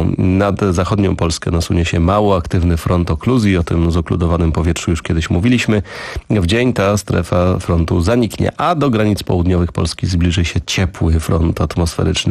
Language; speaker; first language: Polish; native; Polish